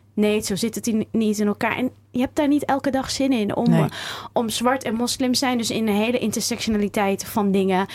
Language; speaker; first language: Dutch; early bilingual, other home language; Somali